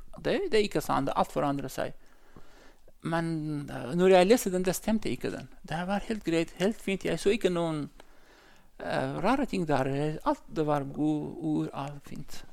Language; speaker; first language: Norwegian; non-native, learner; Central Kurdish